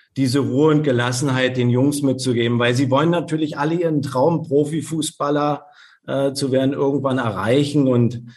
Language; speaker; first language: German; native; German